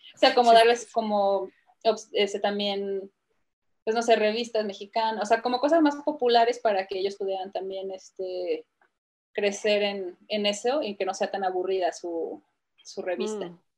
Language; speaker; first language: Spanish; native; Spanish